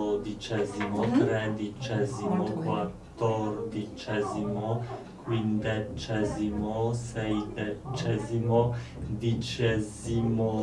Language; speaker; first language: Italian; non-native, learner; Polish